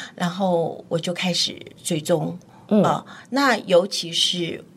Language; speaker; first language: Chinese; native; Chinese